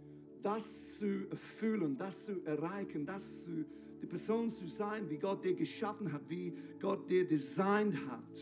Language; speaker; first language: German; non-native, fluent; English